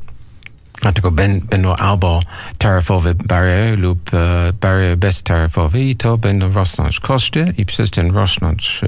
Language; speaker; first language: Polish; non-native, learner; English